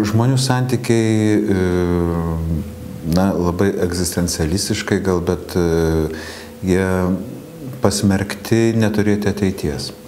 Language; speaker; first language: Lithuanian; native; Lithuanian